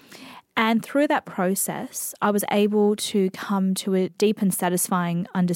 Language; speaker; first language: English; native; English